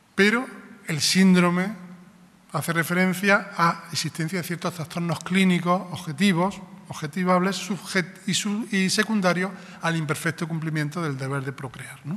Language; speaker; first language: Spanish; native; Spanish